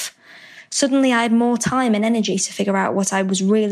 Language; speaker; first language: English; native; English